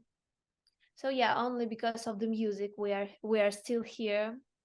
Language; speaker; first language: English; non-native, fluent; Ukrainian